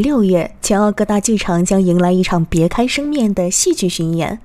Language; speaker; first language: Chinese; native; Chinese